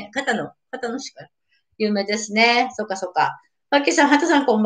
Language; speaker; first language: Japanese; native; Japanese